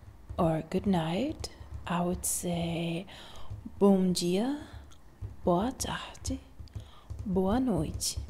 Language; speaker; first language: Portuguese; non-native, learner; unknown